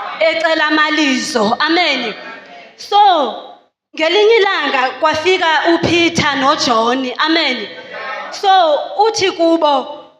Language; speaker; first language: Zulu; non-native, local second language; Xhosa